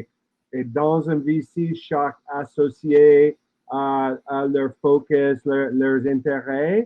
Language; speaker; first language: French; non-native, learner; English